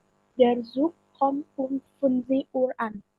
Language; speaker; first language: German; non-native, learner; Indonesian